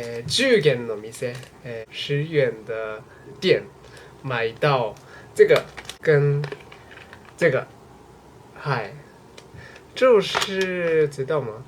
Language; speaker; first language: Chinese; non-native, learner; Japanese